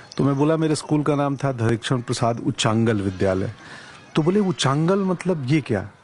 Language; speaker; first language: Hindi; non-native, local second language; Bhojpuri